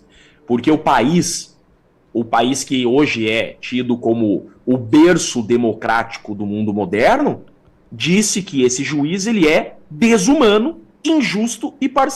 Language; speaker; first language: Portuguese; native; Portuguese